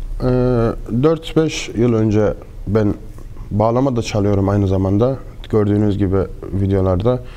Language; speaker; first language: Turkish; early bilingual, heritage; Turkish